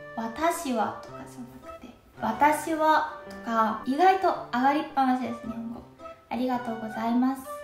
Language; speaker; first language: Japanese; native; Japanese